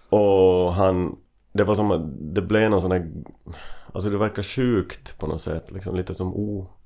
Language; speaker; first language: Swedish; native; Swedish